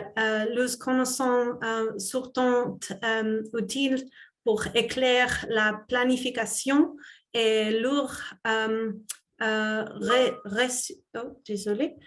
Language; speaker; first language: French; non-native, fluent; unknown